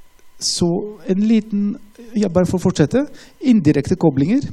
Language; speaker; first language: Norwegian; non-native, fluent; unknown